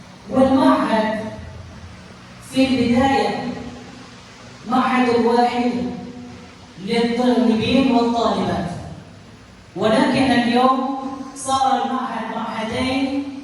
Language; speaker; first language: Arabic; non-native, fluent; Achinese